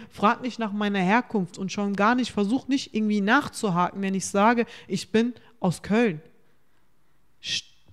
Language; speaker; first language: German; early bilingual, other home language; Turkish